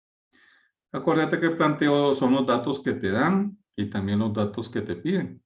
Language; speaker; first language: Spanish; native; Spanish